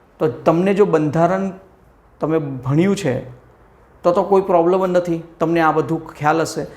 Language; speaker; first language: Gujarati; non-native, local second language; Hindi